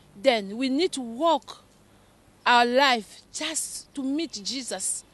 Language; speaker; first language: English; non-native, fluent; Lingala